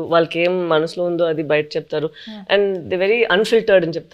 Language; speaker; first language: Telugu; non-native, local second language; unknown